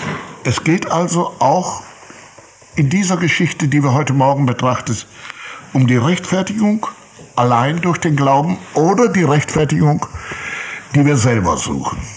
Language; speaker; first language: German; native; German